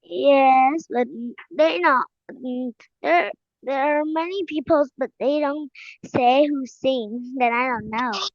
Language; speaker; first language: English; non-native, learner; Vietnamese